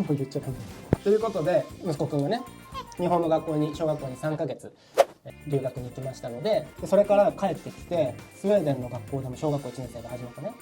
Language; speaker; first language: Japanese; native; Japanese